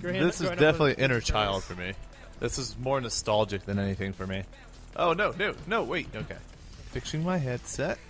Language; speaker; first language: English; native; English